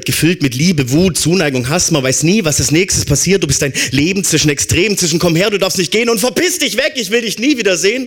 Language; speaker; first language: German; native; German